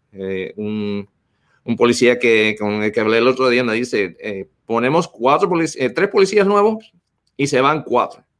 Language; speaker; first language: Spanish; early bilingual, heritage; Spanish